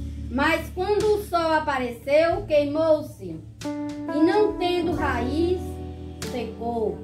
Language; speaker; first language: Portuguese; native; Portuguese